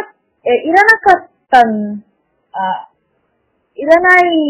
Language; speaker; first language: Japanese; non-native, learner; Malayalam